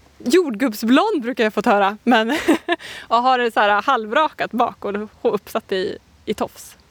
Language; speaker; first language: Swedish; native; Swedish